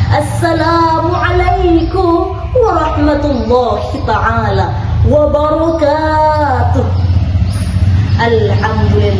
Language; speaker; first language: Arabic; non-native, learner; Indonesian